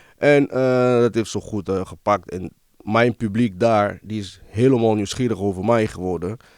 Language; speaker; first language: Dutch; early bilingual, other home language; Lingala